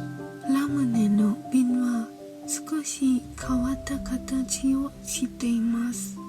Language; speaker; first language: Japanese; non-native, learner; Khmer